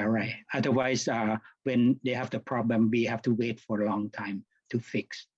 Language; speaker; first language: English; non-native, fluent; Thai